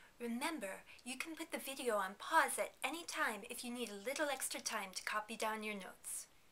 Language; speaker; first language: English; native; English